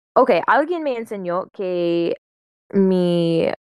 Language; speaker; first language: Spanish; non-native, learner; English